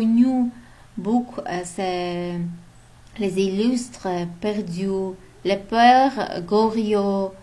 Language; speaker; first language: French; non-native, learner; Uzbek